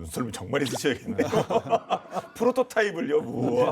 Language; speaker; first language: Korean; native; Korean